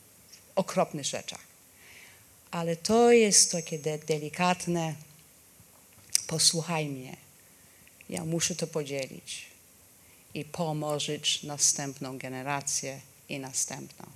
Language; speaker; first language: Polish; non-native, fluent; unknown